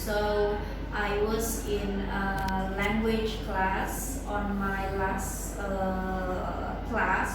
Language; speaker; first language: English; non-native, fluent; Indonesian